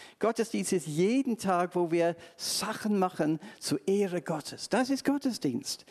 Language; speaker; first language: German; non-native, fluent; English